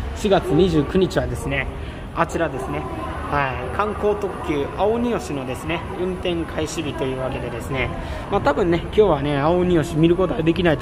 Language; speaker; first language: Japanese; native; Japanese